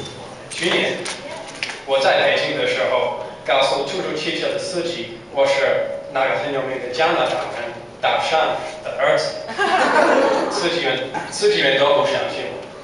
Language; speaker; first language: Chinese; non-native, learner; English